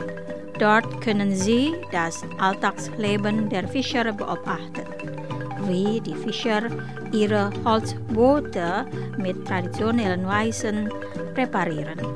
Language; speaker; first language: German; non-native, fluent; Indonesian